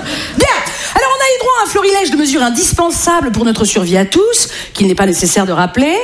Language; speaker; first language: French; native; French